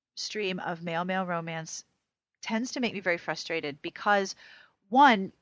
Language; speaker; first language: English; native; English